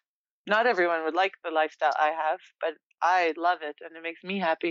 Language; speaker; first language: English; native; English